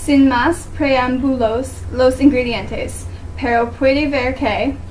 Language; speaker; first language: Spanish; non-native, learner; English